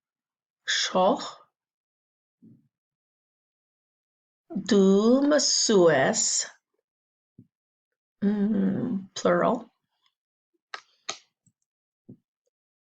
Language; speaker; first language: Albanian; non-native, learner; English